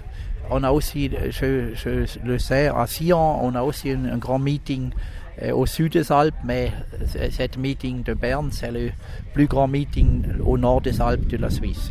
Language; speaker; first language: French; non-native, local second language; German